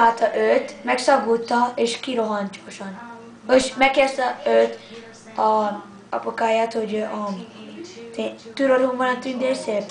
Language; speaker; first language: Hungarian; early bilingual, heritage; English